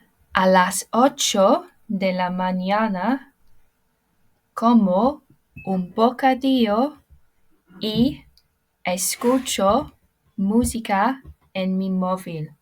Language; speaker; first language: Spanish; non-native, fluent; English